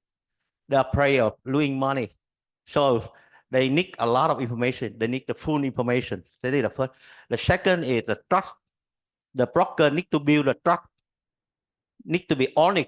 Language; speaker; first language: English; non-native, learner; Vietnamese